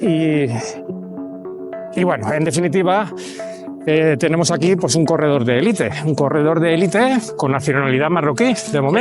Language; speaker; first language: Spanish; native; Spanish